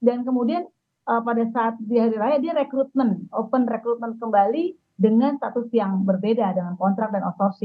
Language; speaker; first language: Indonesian; native; Indonesian